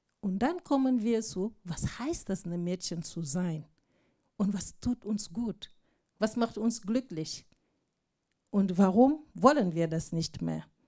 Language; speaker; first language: German; non-native, fluent; Fula